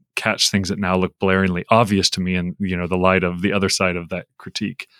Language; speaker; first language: English; native; English